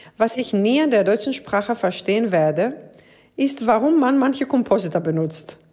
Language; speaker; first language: German; non-native, fluent; Greek